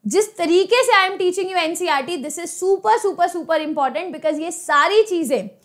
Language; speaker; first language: Hindi; native; Hindi